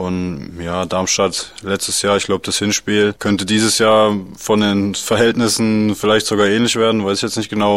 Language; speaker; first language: German; native; German